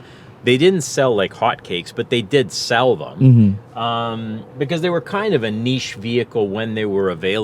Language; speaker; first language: English; native; English